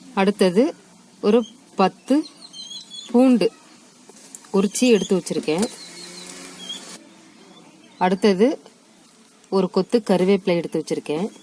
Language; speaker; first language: Tamil; native; Tamil